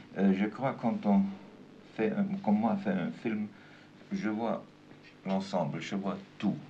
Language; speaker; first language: French; non-native, fluent; German